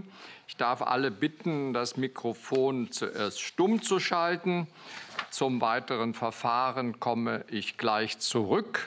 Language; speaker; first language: German; native; German